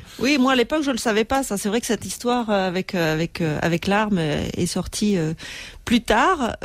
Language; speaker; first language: French; native; French